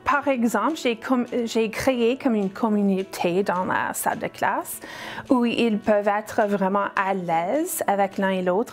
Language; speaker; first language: French; non-native, fluent; English